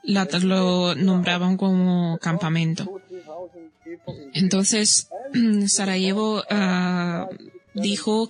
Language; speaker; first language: Spanish; non-native, fluent; Bosnian